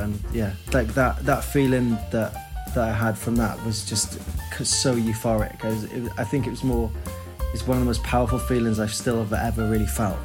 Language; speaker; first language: English; native; English